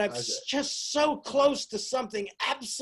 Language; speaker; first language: English; native; English